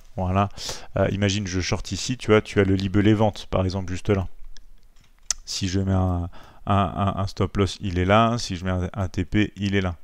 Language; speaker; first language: French; native; French